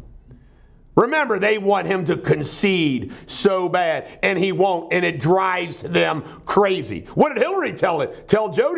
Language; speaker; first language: English; native; English